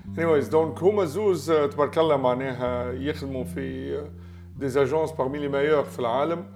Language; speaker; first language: French; non-native, local second language; Arabic